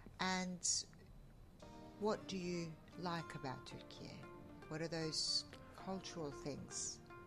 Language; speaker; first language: English; non-native, fluent; Turkish